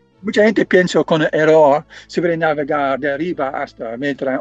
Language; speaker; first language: Spanish; non-native, fluent; English